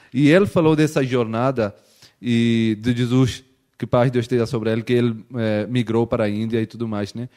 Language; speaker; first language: Portuguese; non-native, fluent; Urdu